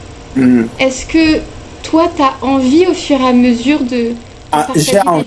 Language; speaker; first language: French; native; French